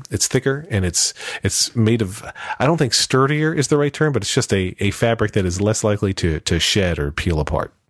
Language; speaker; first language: English; native; English